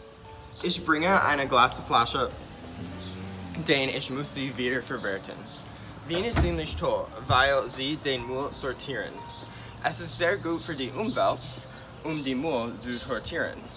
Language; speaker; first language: German; non-native, learner; English